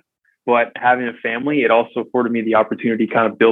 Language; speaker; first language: English; native; English